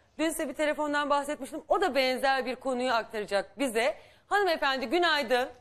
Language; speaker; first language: Turkish; native; Turkish